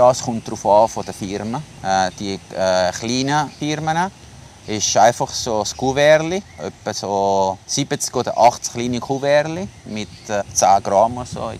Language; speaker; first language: German; non-native, local second language; Italian